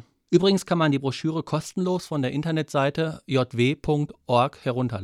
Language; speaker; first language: German; native; German